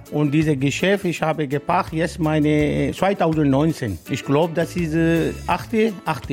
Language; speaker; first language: German; non-native, learner; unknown